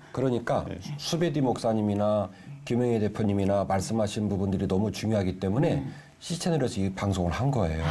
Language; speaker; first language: Korean; native; Korean